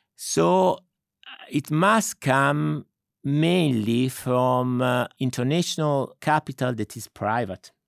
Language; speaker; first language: English; non-native, fluent; Italian